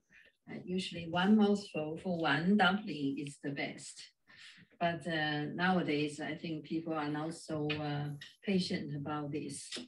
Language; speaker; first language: English; non-native, fluent; Chinese